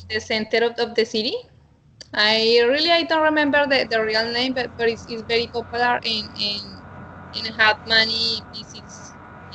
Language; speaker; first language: English; non-native, learner; Spanish